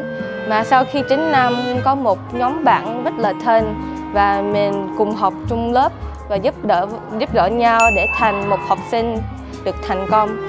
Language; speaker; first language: Vietnamese; early bilingual, heritage; Vietnamese